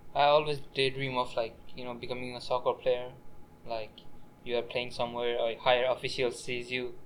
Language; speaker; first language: English; non-native, local second language; Nepali